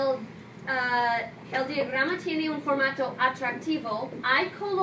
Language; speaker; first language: Spanish; non-native, fluent; English